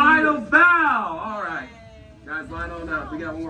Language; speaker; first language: English; native; English